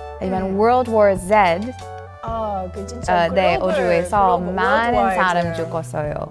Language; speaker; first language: Korean; non-native, learner; English